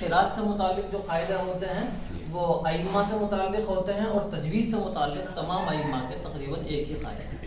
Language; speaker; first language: Urdu; native; Urdu